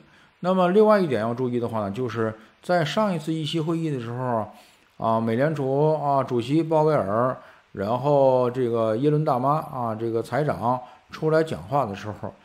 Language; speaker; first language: Chinese; native; Chinese